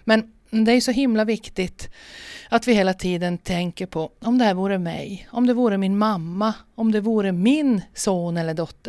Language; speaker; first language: Swedish; native; Swedish